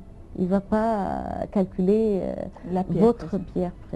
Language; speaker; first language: French; non-native, fluent; Arabic